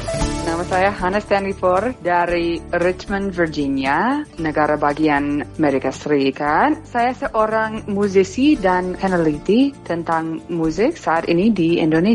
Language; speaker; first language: Indonesian; non-native, fluent; English